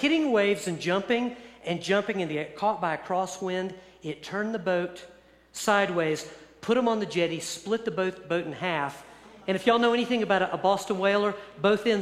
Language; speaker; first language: English; native; English